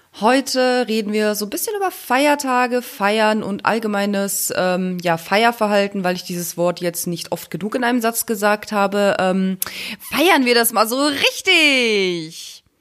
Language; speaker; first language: German; early bilingual, other home language; Russian